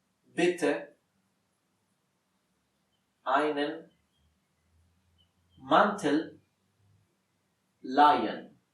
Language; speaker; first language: German; non-native, fluent; Spanish